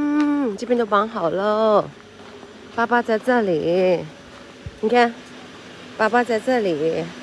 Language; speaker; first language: Chinese; native; Chinese